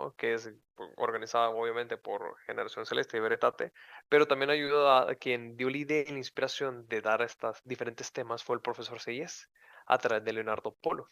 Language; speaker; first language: Spanish; native; Spanish